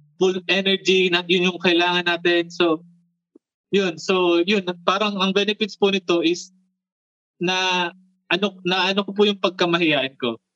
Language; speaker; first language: Filipino; non-native, local second language; Bikol